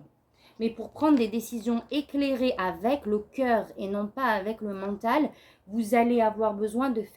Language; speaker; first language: French; native; French